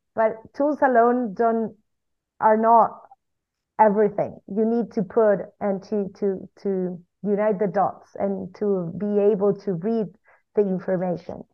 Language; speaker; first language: English; non-native, fluent; Spanish